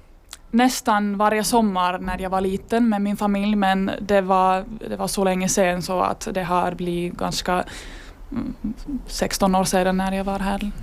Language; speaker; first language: Swedish; non-native, local second language; Finnish